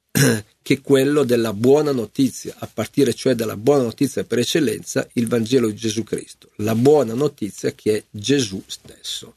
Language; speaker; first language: Italian; native; Italian